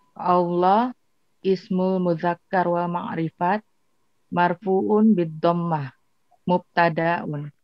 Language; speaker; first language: Arabic; non-native, learner; Indonesian